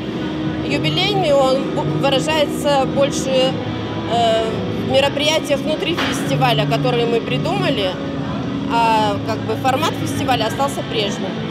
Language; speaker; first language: Russian; native; Russian